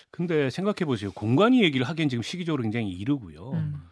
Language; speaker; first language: Korean; native; Korean